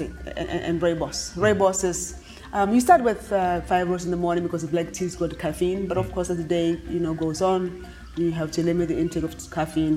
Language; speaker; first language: English; non-native, local second language; Tswana